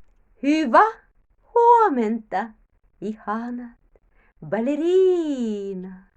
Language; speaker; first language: Finnish; non-native, learner; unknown